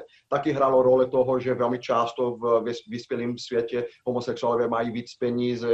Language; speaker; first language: Czech; non-native, fluent; Portuguese